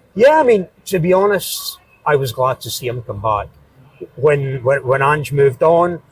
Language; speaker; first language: English; native; English